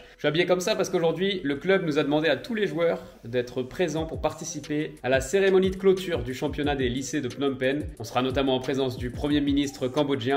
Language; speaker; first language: French; native; French